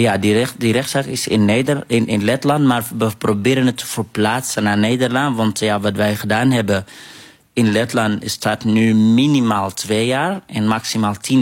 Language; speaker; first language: Dutch; non-native, fluent; Arabic